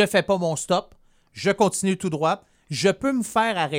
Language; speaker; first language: French; native; French